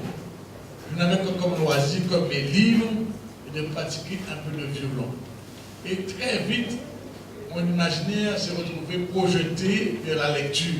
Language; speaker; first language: French; native; French